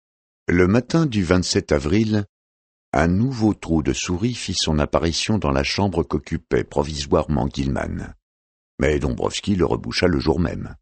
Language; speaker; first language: French; native; French